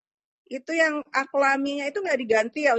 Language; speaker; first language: Indonesian; native; Indonesian